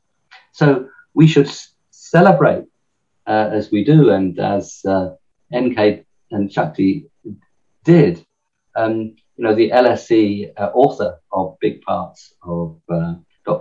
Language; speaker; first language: English; native; English